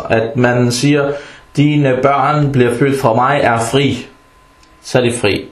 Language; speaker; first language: Danish; non-native, fluent; Arabic